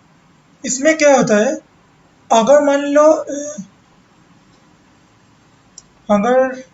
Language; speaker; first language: Hindi; non-native, local second language; Bangla